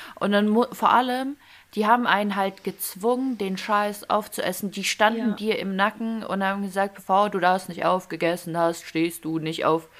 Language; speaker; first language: German; early bilingual, other home language; Ukrainian